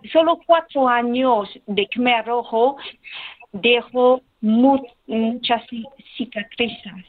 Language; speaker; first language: Spanish; non-native, learner; Khmer